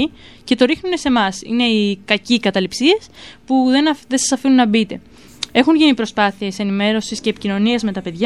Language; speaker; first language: Greek; native; Greek